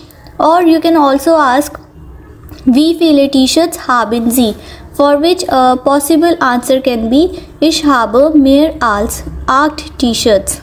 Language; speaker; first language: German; non-native, fluent; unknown